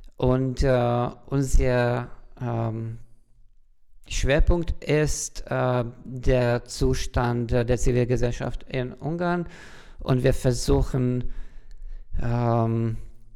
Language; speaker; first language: German; non-native, fluent; Hungarian